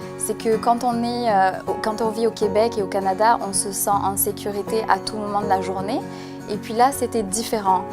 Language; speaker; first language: French; native; French